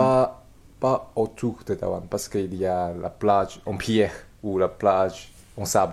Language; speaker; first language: French; non-native, learner; Chinese